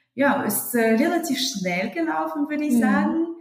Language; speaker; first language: German; non-native, fluent; Russian